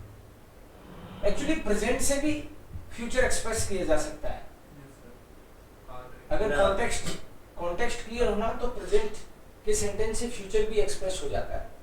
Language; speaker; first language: Hindi; native; Hindi